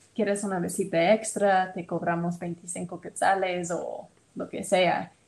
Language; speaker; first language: Spanish; non-native, fluent; English